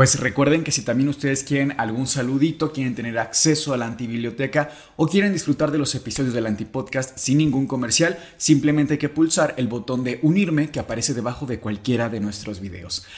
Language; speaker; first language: Spanish; native; Spanish